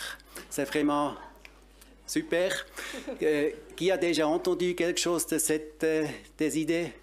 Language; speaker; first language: French; non-native, local second language; German